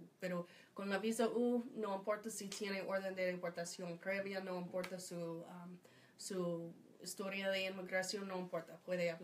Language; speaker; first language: Spanish; non-native, fluent; English